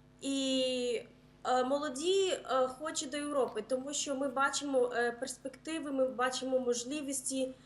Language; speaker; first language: Ukrainian; early bilingual, heritage; Ukrainian